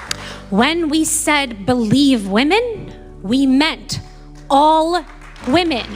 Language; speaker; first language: English; early bilingual, other home language; Persian